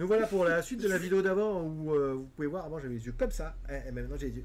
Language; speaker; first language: French; native; French